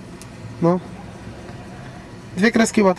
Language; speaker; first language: Polish; native; Polish